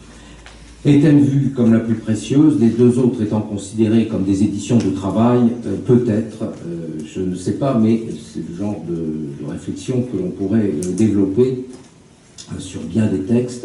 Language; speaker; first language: French; native; French